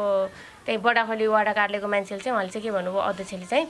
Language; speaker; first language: Nepali; native; Nepali